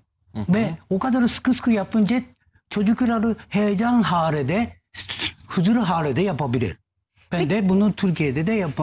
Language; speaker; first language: Turkish; non-native, learner; Japanese